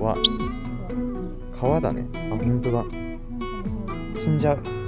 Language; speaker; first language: Japanese; native; Japanese